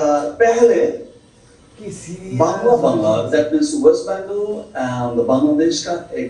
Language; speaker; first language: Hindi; non-native, learner; Bangla